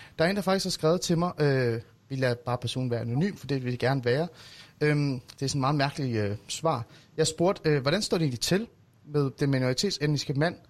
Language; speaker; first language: Danish; early bilingual, other home language; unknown